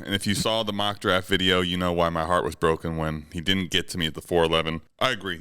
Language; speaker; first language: English; native; English